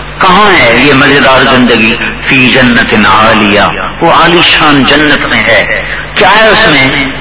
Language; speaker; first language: Urdu; non-native, local second language; Punjabi